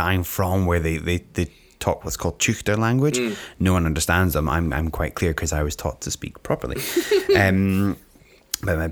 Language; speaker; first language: English; native; English